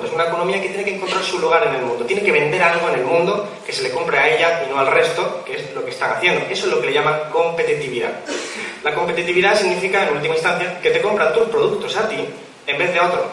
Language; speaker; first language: Spanish; native; Spanish